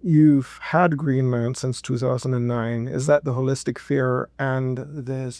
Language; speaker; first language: English; native; English